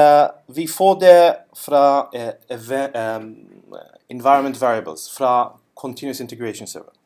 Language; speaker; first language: Norwegian; non-native, learner; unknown